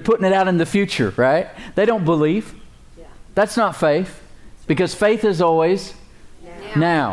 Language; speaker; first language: English; native; English